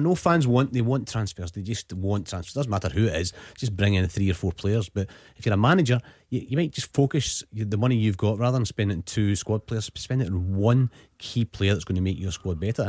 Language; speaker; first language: English; native; English